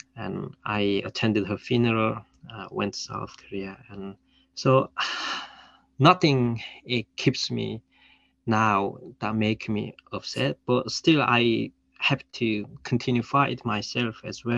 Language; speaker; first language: English; non-native, fluent; Korean